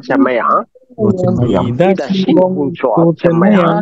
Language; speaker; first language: Chinese; non-native, learner; Bangla